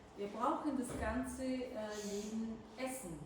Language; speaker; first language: German; non-native, fluent; Bulgarian